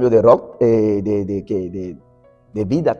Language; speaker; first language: Spanish; non-native, fluent; Portuguese